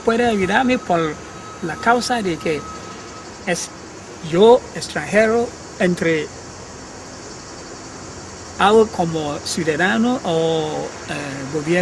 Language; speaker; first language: Spanish; non-native, learner; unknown